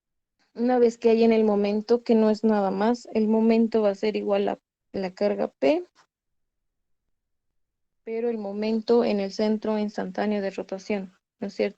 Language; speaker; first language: Spanish; native; Spanish